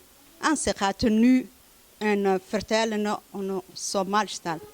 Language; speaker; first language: Dutch; early bilingual, other home language; Somali